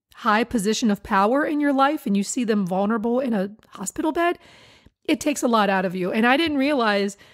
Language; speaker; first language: English; native; English